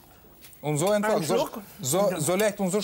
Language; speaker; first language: German; non-native, learner; Russian